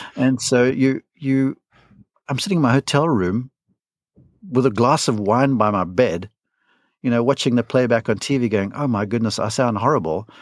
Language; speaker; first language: English; native; English